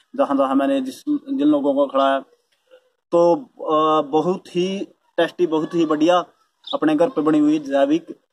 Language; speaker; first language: Hindi; native; Hindi